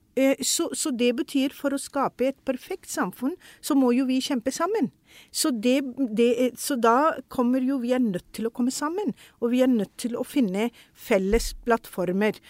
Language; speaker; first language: Norwegian; non-native, fluent; Urdu